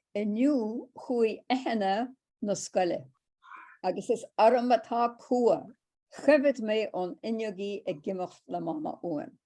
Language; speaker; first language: Irish; native; Irish